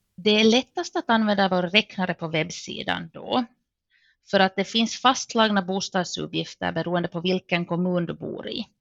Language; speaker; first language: Swedish; native; Swedish